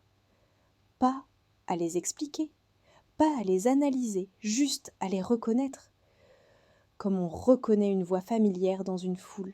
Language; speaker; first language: French; non-native, fluent; Hindi